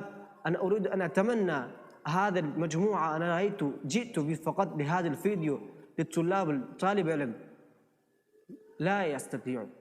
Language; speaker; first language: Arabic; non-native, learner; Urdu